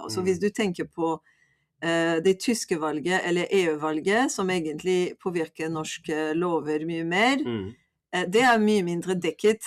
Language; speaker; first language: Norwegian; non-native, fluent; French